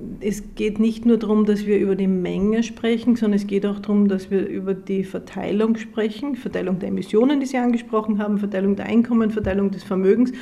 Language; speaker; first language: German; native; German